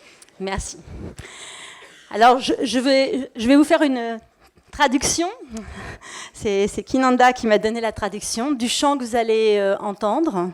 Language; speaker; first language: French; native; French